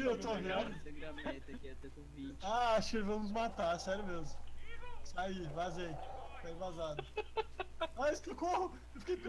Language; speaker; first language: Portuguese; native; Portuguese